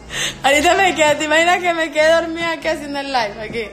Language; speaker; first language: Spanish; native; Spanish